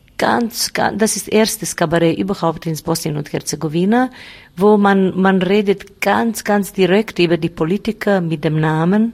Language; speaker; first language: German; non-native, learner; Bosnian